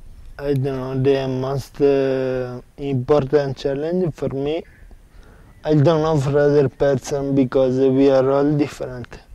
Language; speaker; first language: English; non-native, learner; Italian